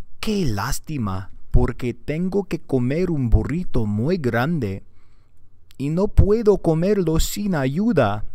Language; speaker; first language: Spanish; non-native, learner; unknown